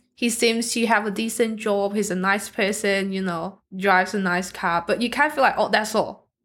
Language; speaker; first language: English; non-native, local second language; Cantonese